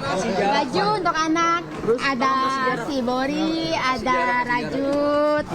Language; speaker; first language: Indonesian; non-native, learner; Filipino